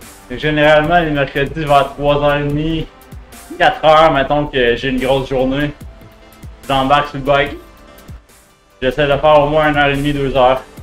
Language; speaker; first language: French; native; French